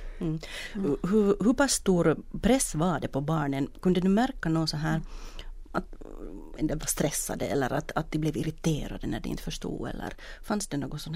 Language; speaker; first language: Swedish; native; Swedish